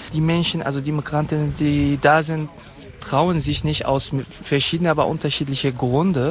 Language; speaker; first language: German; non-native, fluent; Kurdish